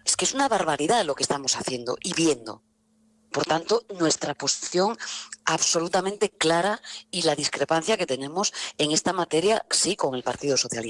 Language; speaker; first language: Spanish; native; Spanish